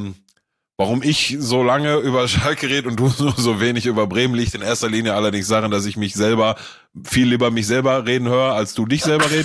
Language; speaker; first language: German; native; German